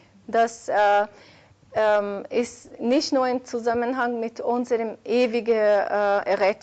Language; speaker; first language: German; non-native, fluent; Portuguese